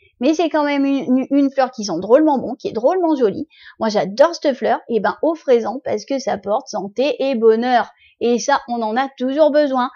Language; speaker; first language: French; native; French